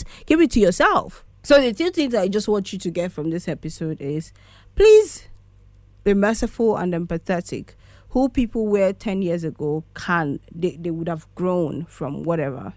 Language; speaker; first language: English; non-native, local second language; Igbo